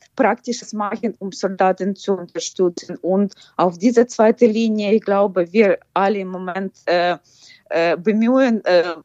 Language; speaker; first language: German; non-native, fluent; Ukrainian